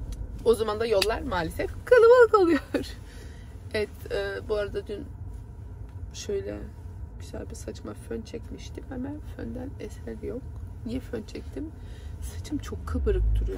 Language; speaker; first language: Turkish; early bilingual, heritage; Turkish